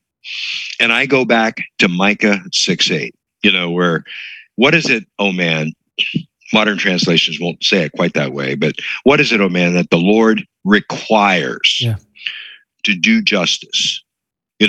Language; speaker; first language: English; native; English